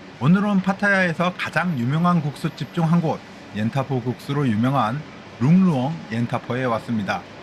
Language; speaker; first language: Korean; native; Korean